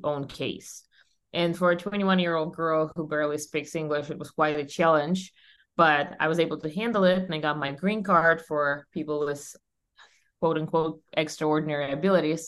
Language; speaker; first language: English; non-native, fluent; Russian